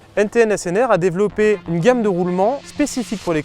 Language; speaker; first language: French; native; French